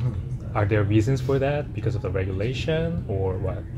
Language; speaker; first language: English; non-native, fluent; Korean